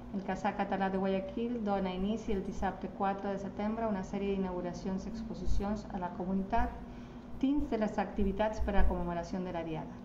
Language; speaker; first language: Catalan; non-native, learner; Spanish